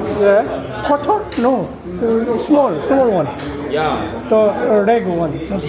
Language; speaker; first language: English; non-native, learner; Korean